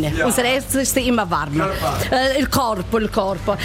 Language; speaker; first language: German; non-native, learner; Italian